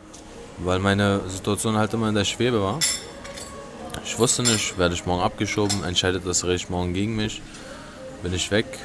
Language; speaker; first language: German; early bilingual, other home language; Albanian